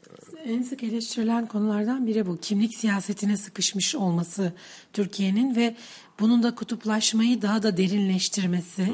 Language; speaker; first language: Turkish; native; Turkish